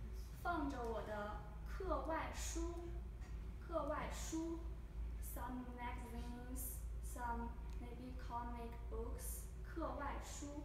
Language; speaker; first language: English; non-native, fluent; Chinese